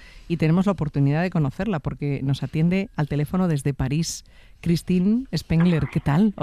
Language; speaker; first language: Spanish; native; Spanish